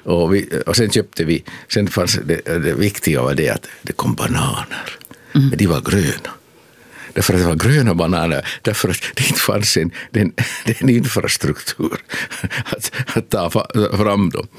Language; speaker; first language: Swedish; non-native, local second language; Finnish